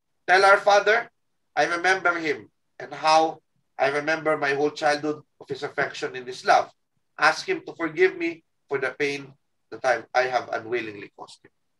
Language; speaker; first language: English; non-native, local second language; Filipino